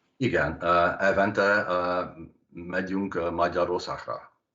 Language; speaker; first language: Hungarian; non-native, learner; Dutch